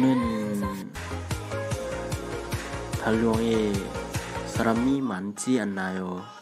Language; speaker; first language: Korean; non-native, learner; Hmong